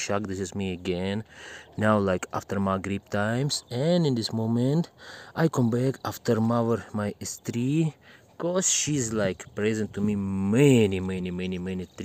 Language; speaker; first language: English; non-native, learner; Russian